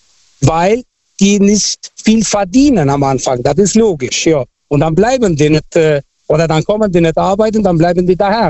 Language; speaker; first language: German; non-native, fluent; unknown